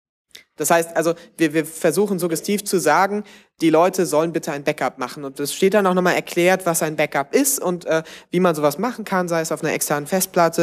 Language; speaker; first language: German; native; German